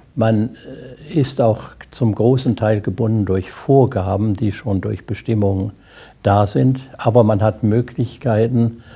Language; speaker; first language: German; native; German